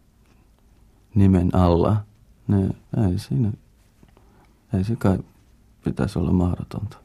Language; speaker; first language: Finnish; non-native, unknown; English